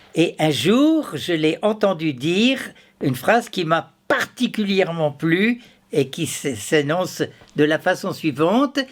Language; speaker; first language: French; native; French